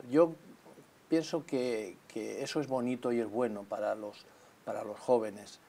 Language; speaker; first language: Spanish; native; Spanish